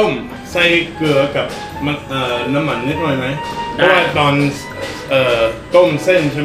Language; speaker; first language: Thai; non-native, fluent; English